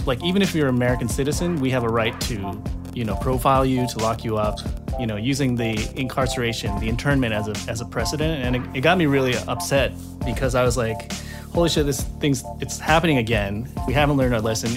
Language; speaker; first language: English; native; English